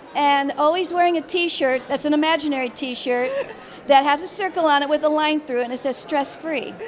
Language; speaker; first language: English; native; English